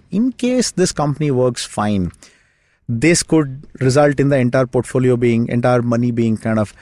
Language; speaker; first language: English; non-native, local second language; Kannada